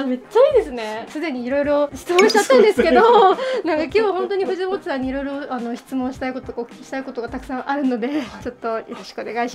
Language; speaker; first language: Japanese; native; Japanese